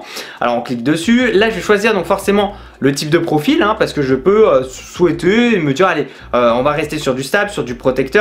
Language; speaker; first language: French; native; French